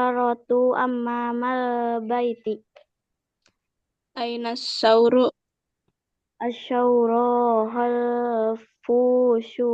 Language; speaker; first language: Arabic; non-native, learner; Indonesian